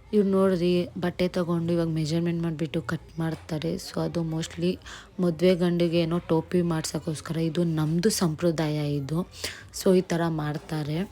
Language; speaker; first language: Kannada; non-native, local second language; Nepali